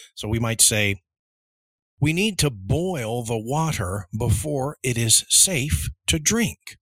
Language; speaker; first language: English; early bilingual, other home language; Spanish